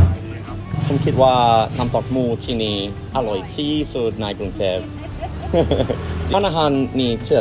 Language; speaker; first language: Thai; non-native, learner; English